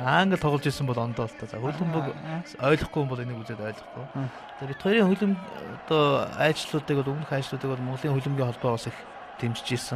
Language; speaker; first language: Mongolian; native; Mongolian